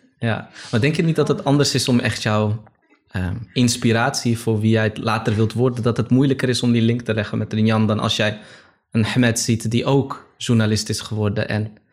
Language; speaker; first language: Dutch; early bilingual, other home language; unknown